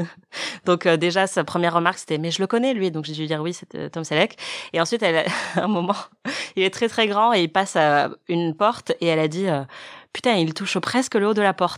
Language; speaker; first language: French; native; French